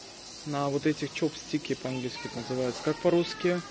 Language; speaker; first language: Russian; early bilingual, heritage; Russian